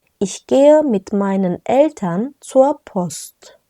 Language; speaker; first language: German; non-native, fluent; Turkish